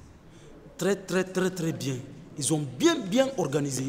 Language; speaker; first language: French; non-native, fluent; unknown